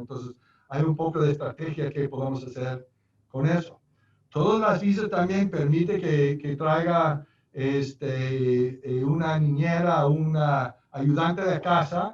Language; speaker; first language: Spanish; non-native, fluent; English